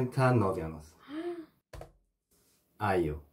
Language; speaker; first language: Portuguese; non-native, learner; Korean